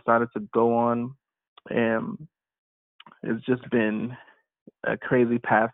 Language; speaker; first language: English; native; English